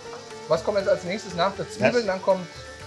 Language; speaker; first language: German; native; German